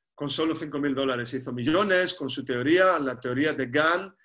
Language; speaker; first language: Spanish; non-native, fluent; Greek